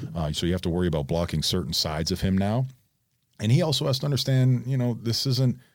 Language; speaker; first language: English; native; English